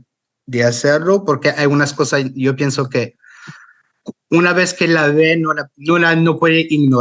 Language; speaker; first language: Spanish; non-native, fluent; French